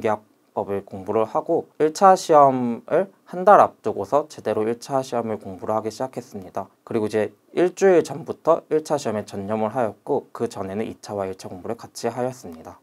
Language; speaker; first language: Korean; native; Korean